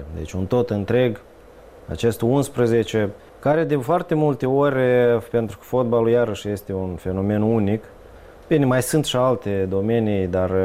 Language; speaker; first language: Romanian; native; Romanian